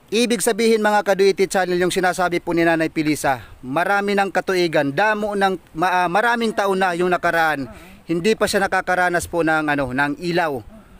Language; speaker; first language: Filipino; non-native, local second language; Waray